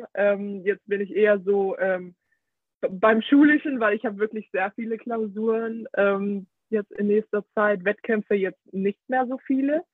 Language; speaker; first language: German; early bilingual, heritage; Danish